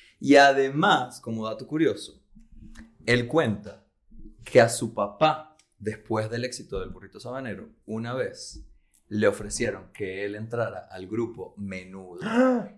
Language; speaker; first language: Spanish; native; Spanish